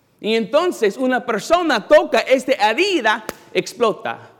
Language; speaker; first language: Spanish; non-native, learner; English